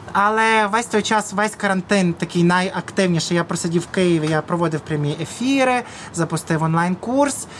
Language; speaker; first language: Ukrainian; native; Ukrainian